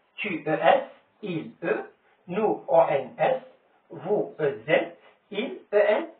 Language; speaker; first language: French; non-native, local second language; Arabic